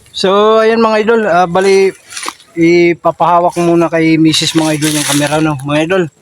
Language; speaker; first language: Filipino; non-native, local second language; Cebuano